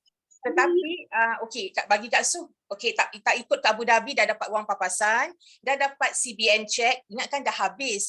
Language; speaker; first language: Malay; native; Malay